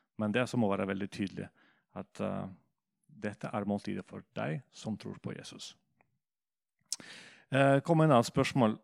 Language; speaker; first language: Norwegian; non-native, fluent; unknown